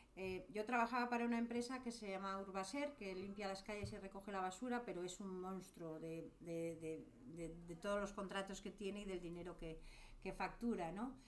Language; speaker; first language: Spanish; native; Spanish